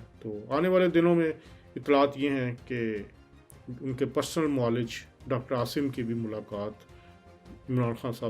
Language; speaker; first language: Urdu; native; Urdu